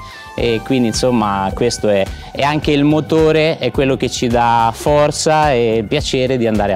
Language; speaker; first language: Italian; native; Italian